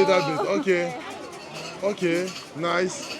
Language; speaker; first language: English; non-native, learner; French